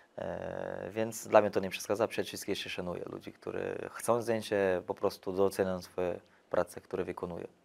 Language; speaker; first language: Polish; non-native, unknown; Portuguese